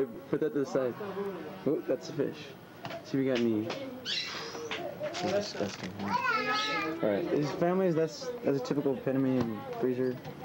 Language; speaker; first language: English; native; English